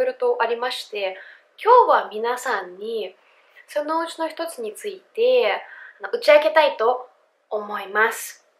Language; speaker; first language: Japanese; non-native, fluent; Russian